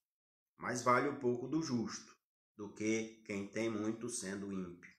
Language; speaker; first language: Portuguese; native; Portuguese